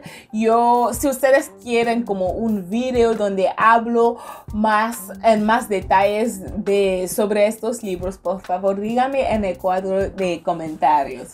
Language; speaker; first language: Spanish; non-native, fluent; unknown